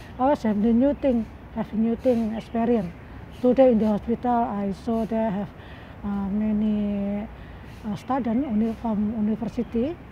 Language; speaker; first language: English; non-native, learner; Indonesian